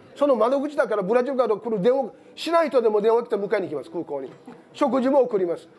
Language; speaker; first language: Japanese; native; Japanese